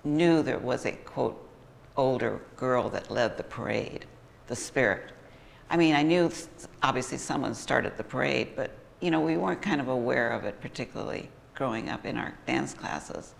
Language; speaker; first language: English; native; English